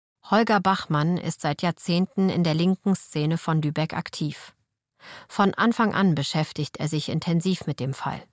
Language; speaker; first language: German; native; German